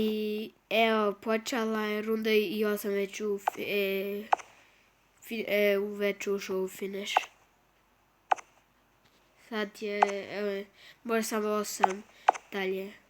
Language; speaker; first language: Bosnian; early bilingual, heritage; Bosnian